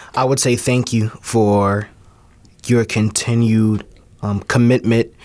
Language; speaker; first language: English; native; English